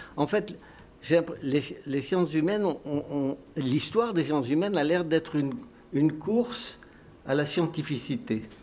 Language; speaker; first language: French; native; French